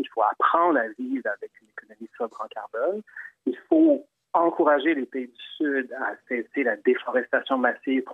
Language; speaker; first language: French; native; French